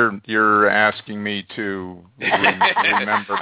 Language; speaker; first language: English; native; English